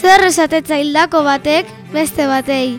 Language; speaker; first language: Basque; native; Basque